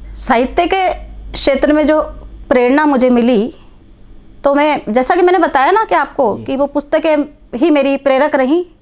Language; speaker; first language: Hindi; non-native, local second language; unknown